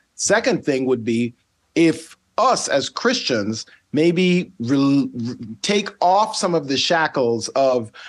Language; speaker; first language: English; non-native, fluent; Dutch